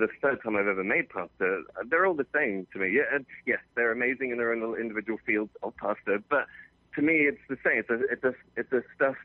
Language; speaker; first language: English; native; English